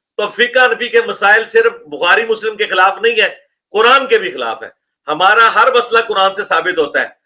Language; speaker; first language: Urdu; non-native, local second language; Punjabi